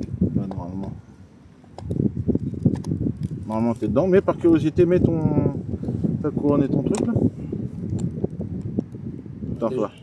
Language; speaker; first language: French; native; French